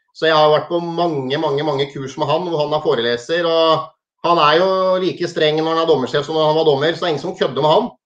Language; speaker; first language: Norwegian; native; Norwegian